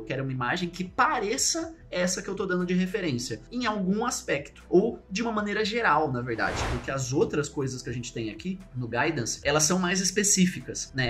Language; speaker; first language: Portuguese; native; Portuguese